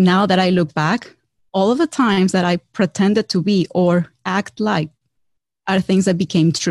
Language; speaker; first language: English; non-native, fluent; Spanish